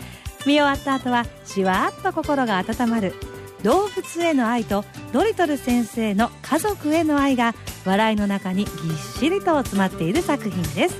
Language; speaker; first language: Japanese; native; Japanese